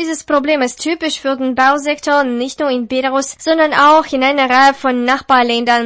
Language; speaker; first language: German; non-native, fluent; Russian